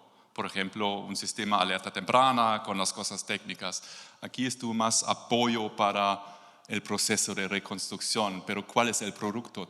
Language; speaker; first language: Spanish; non-native, learner; German